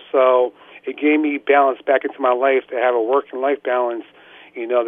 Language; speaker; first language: English; native; English